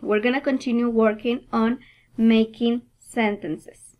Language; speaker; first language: English; non-native, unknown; Spanish